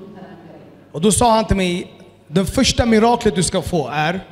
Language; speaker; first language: Swedish; early bilingual, other home language; Amharic